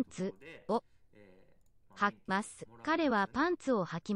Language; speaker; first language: Japanese; non-native, learner; English